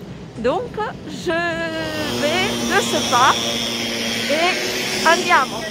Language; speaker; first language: French; non-native, fluent; Italian